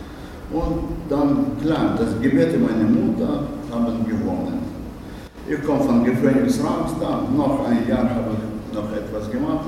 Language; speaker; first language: German; non-native, learner; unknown